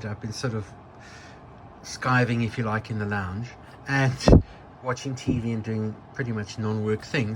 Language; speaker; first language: English; native; English